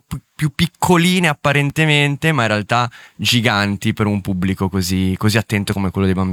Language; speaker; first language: Italian; native; Italian